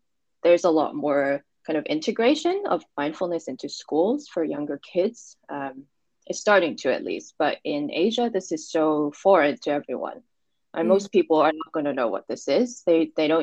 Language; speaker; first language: English; non-native, local second language; Cantonese